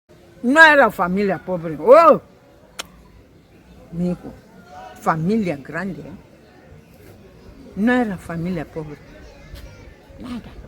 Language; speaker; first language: Spanish; non-native, learner; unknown